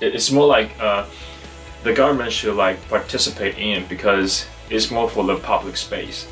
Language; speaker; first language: English; non-native, fluent; Chinese